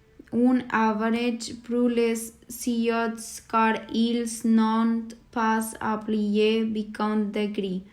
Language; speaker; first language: French; non-native, learner; Spanish